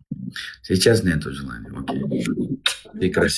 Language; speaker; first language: Russian; non-native, local second language; Uzbek